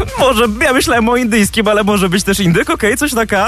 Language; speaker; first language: Polish; native; Polish